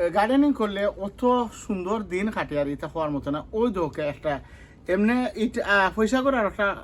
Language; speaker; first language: Bangla; non-native, local second language; Sylheti